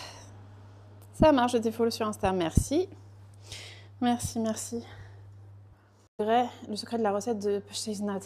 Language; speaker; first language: French; native; French